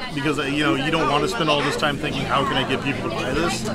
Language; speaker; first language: English; native; English